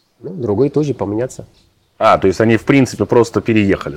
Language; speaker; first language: Russian; non-native, learner; Arabic